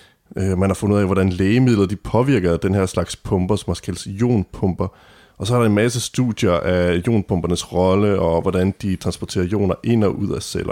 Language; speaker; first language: Danish; native; Danish